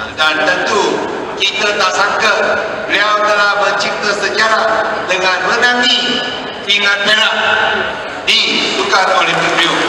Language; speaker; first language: Malay; non-native, local second language; Chinese